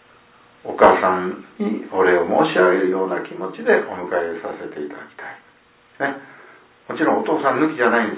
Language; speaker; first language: Japanese; native; Japanese